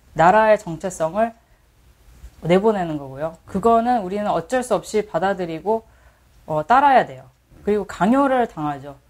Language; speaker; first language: Korean; early bilingual, heritage; Korean